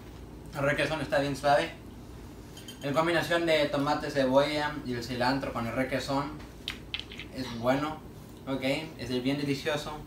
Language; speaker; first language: Spanish; early bilingual, heritage; Spanish